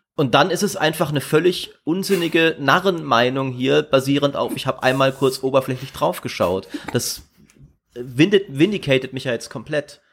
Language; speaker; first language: German; native; German